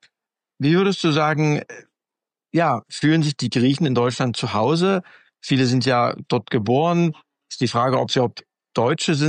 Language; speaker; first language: German; native; German